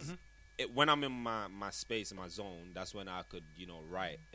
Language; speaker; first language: English; non-native, local second language; Akan